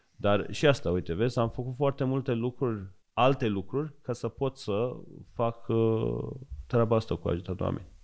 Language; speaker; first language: Romanian; non-native, fluent; Persian